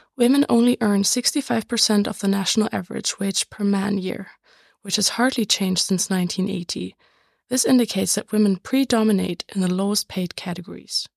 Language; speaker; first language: English; non-native, fluent; German